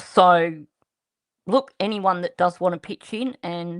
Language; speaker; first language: English; native; English